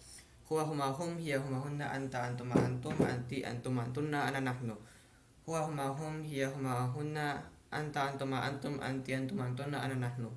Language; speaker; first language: Arabic; non-native, learner; Filipino